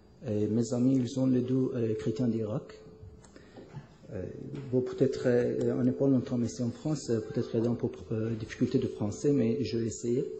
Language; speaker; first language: French; non-native, learner; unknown